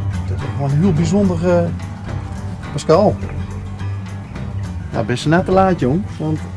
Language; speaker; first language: Dutch; native; Dutch